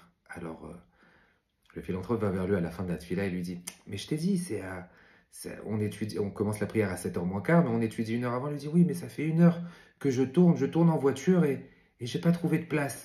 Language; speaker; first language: French; native; French